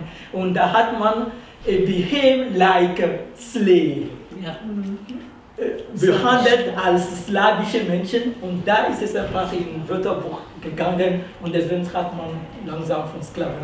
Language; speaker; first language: German; non-native, fluent; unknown